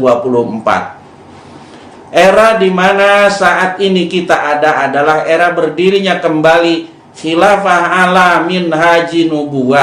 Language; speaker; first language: Indonesian; native; Indonesian